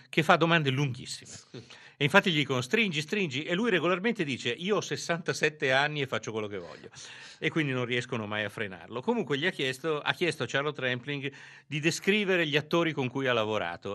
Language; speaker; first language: Italian; native; Italian